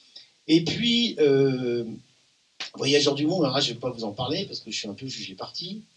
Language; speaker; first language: French; native; French